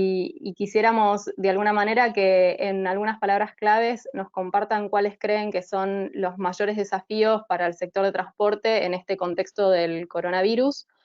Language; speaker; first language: Spanish; native; Spanish